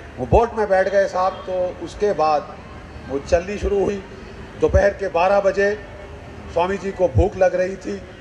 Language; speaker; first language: Hindi; native; Hindi